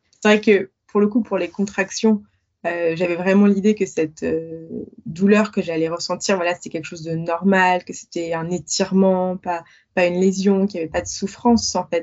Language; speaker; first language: French; native; French